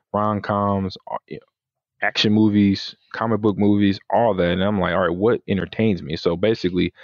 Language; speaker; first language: English; native; English